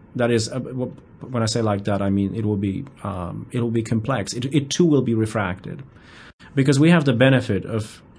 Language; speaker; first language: English; non-native, fluent; Polish